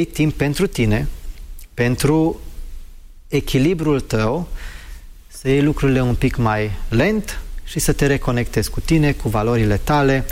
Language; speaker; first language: Romanian; non-native, fluent; English